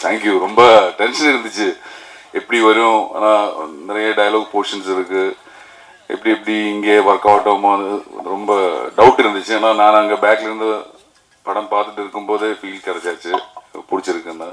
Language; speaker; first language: Tamil; non-native, learner; Malayalam